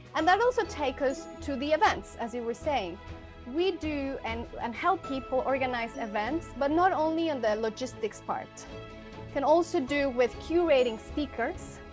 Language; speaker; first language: English; non-native, fluent; Spanish